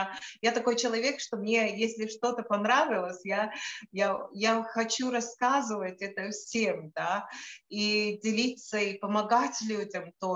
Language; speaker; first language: Russian; non-native, local second language; Latvian